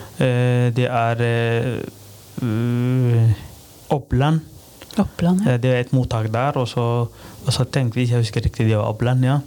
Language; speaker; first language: Norwegian; non-native, fluent; Somali